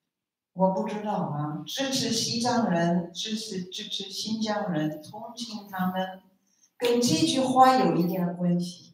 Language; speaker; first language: Chinese; non-native, fluent; French